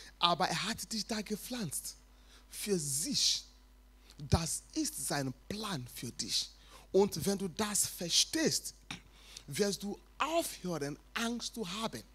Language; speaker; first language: German; non-native, fluent; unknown